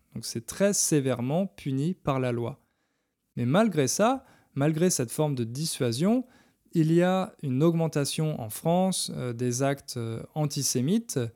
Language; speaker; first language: French; native; French